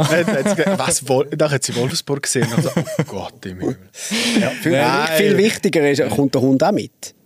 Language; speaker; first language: Swiss German; native; Swiss German